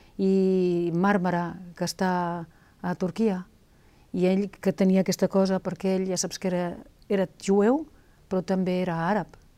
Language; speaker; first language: Catalan; native; Catalan